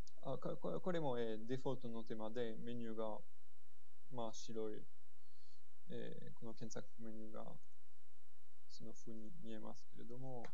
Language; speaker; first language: Japanese; non-native, fluent; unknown